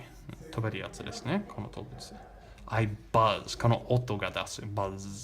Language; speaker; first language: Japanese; non-native, learner; English